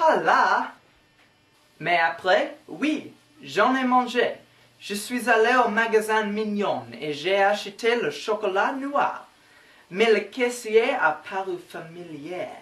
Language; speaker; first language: French; non-native, learner; English